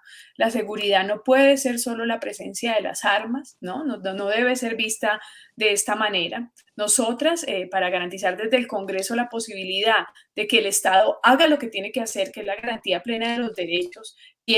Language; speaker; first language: Spanish; native; Spanish